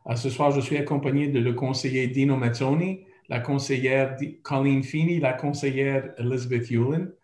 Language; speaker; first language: French; non-native, fluent; English